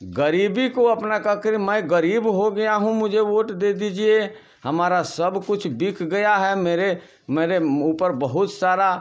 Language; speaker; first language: Hindi; native; Hindi